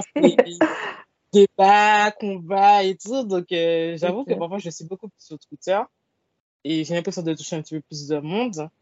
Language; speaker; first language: French; native; French